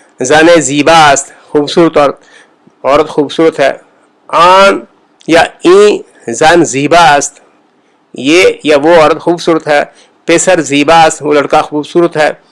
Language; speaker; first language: Urdu; native; Urdu